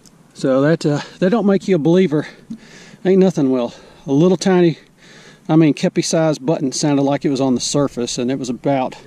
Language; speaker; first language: English; native; English